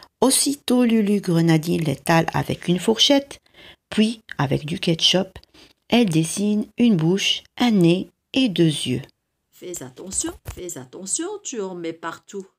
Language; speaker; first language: French; native; French